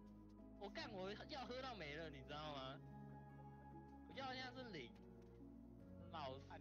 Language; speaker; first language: Chinese; native; Chinese